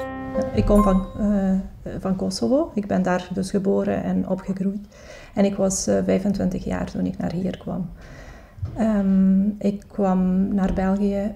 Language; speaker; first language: Dutch; non-native, fluent; Albanian